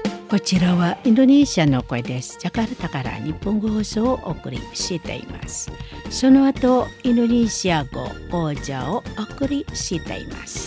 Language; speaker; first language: Japanese; non-native, fluent; Indonesian